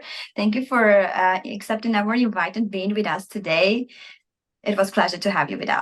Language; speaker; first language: English; non-native, fluent; Armenian